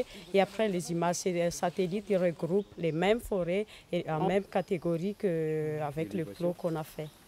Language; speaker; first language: French; non-native, local second language; Malagasy